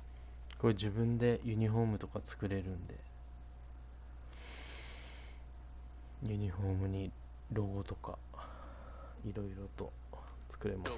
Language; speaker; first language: Japanese; native; Japanese